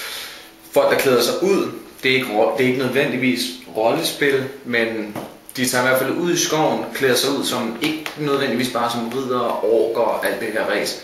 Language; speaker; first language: Danish; native; Danish